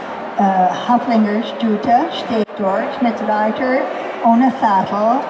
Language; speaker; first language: German; non-native, fluent; English